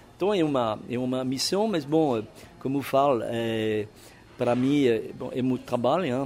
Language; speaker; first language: Portuguese; non-native, fluent; French